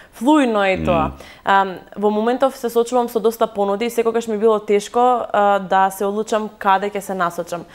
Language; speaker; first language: Macedonian; native; Macedonian